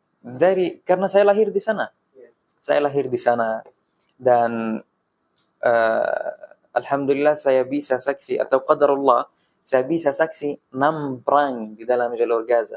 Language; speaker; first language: Indonesian; non-native, fluent; Arabic